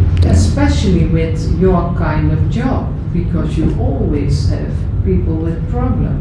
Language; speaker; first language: English; non-native, fluent; Dutch